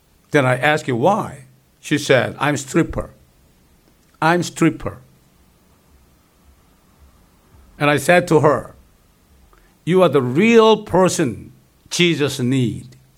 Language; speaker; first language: English; non-native, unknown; Korean